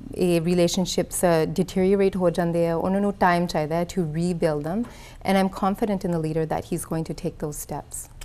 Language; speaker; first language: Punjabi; early bilingual, heritage; Punjabi